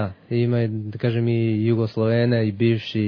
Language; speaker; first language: Serbian; early bilingual, heritage; Serbian